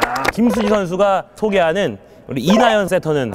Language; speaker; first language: Korean; native; Korean